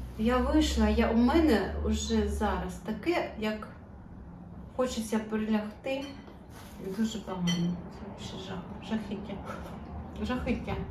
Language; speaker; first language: Ukrainian; native; Ukrainian